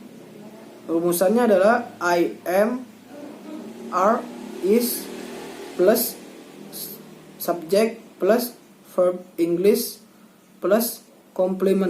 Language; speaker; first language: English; non-native, learner; Indonesian